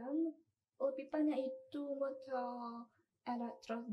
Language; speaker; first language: Indonesian; non-native, learner; Chinese